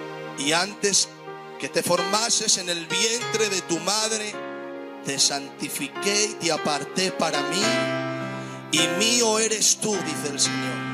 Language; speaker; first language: Spanish; native; Spanish